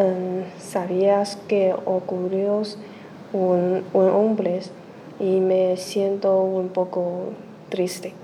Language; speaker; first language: Spanish; non-native, learner; Chinese